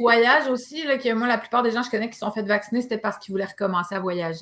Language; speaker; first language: French; native; French